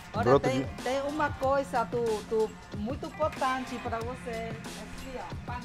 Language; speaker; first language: Portuguese; non-native, learner; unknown